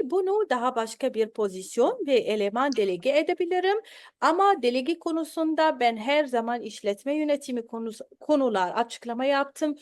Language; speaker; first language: Turkish; non-native, learner; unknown